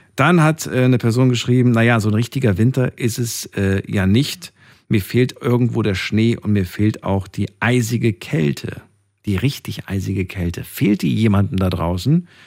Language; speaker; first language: German; native; German